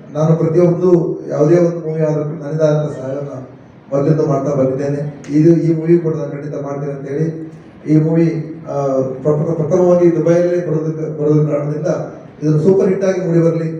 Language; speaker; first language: Kannada; non-native, local second language; Tulu